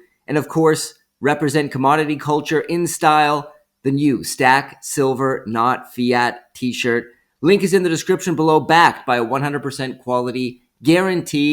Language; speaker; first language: English; native; English